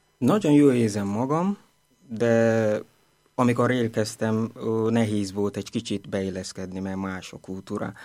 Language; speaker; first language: Hungarian; non-native, learner; Igbo